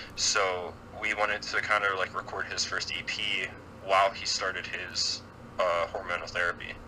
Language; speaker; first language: English; native; English